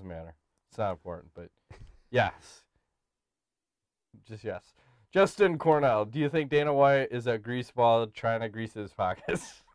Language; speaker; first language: English; native; English